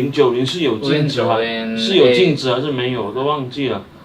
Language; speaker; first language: Chinese; native; Chinese